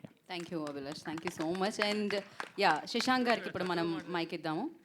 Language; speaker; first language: Telugu; native; Telugu